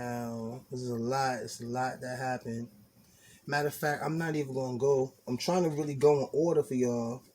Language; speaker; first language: English; native; English